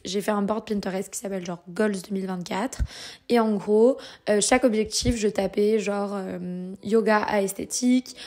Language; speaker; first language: French; native; French